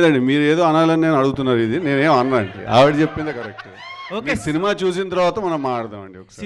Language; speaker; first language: Telugu; native; Telugu